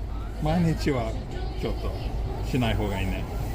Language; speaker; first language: Japanese; non-native, fluent; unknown